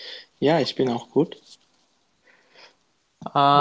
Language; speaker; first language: German; non-native, learner; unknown